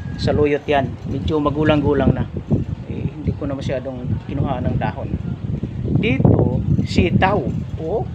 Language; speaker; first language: Filipino; non-native, local second language; Cebuano